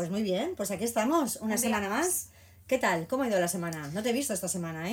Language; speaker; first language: Spanish; native; Spanish